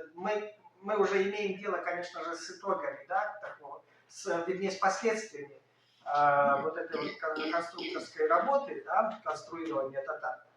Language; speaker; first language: Russian; native; Russian